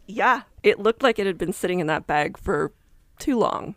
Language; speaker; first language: English; native; English